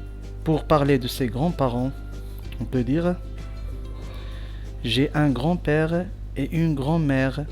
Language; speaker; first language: French; non-native, local second language; Arabic